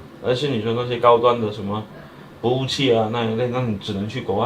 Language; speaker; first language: Chinese; native; Chinese